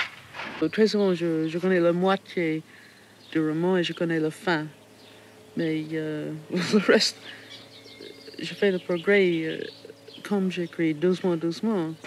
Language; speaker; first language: French; non-native, fluent; English